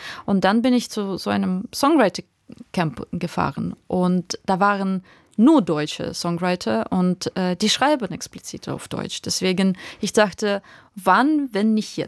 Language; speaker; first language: German; non-native, fluent; Russian